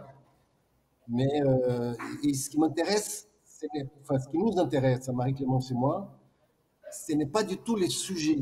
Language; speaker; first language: French; non-native, fluent; Portuguese